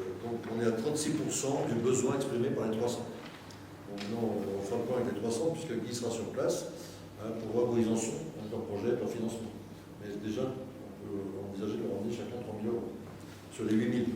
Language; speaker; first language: French; native; French